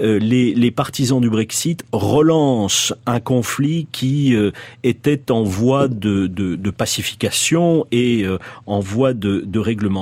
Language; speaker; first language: French; native; French